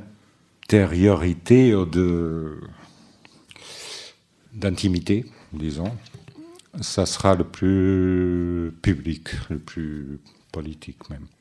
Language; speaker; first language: French; non-native, fluent; Portuguese